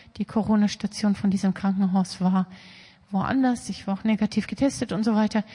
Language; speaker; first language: German; native; German